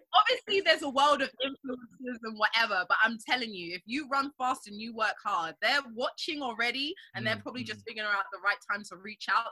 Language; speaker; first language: English; native; English